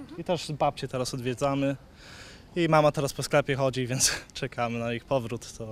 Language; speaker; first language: Polish; early bilingual, heritage; Polish